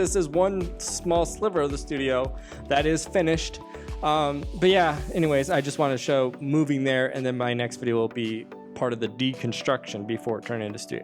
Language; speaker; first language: English; native; English